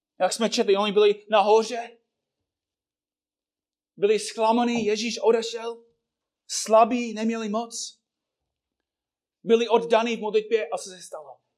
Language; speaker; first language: Czech; non-native, fluent; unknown